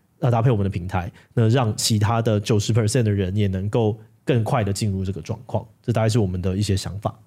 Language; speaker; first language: Chinese; native; Chinese